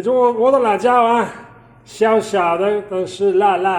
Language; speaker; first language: Chinese; non-native, fluent; Italian